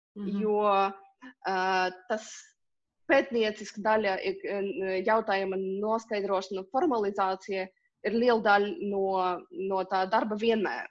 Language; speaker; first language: Latvian; non-native, local second language; Russian